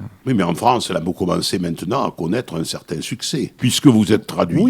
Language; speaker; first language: French; native; French